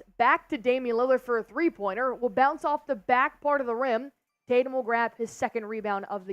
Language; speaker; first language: English; native; English